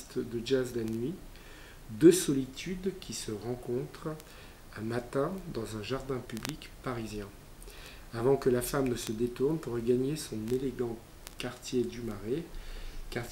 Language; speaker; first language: French; native; French